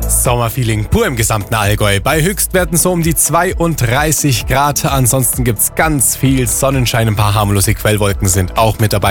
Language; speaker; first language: German; native; German